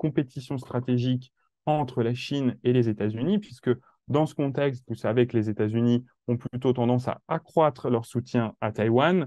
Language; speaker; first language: French; native; French